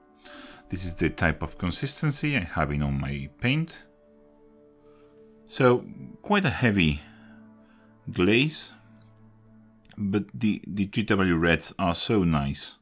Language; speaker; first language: English; non-native, fluent; Spanish